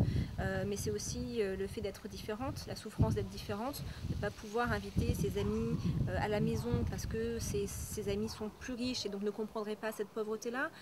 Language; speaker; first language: French; native; French